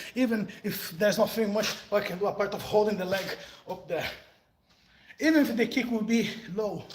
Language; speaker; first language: English; non-native, fluent; Portuguese